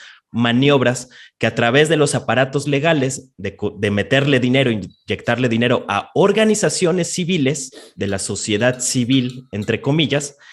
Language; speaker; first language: Spanish; native; Spanish